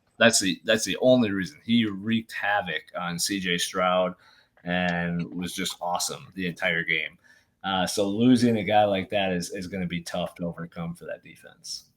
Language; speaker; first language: English; native; English